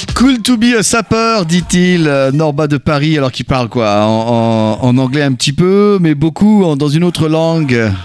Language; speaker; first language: French; native; French